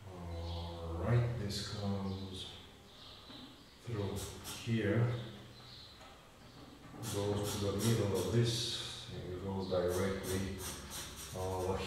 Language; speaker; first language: English; non-native, fluent; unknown